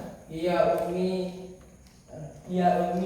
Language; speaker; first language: Arabic; non-native, learner; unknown